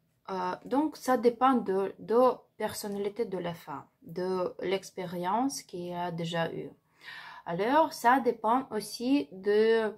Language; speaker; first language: French; non-native, learner; Ukrainian